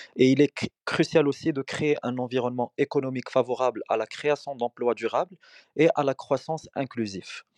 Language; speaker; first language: French; non-native, local second language; Arabic